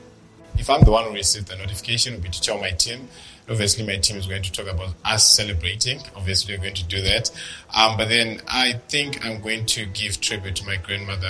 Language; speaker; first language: English; non-native, local second language; Shona